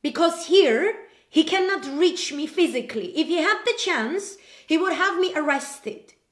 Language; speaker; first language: English; non-native, fluent; Armenian